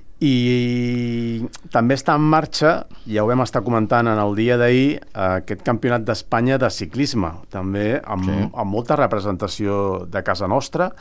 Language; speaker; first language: Catalan; native; Catalan